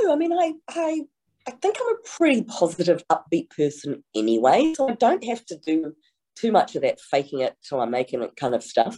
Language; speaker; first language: English; native; English